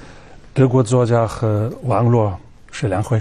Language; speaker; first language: Chinese; non-native, fluent; German